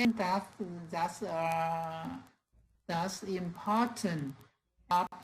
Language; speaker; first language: English; non-native, learner; Vietnamese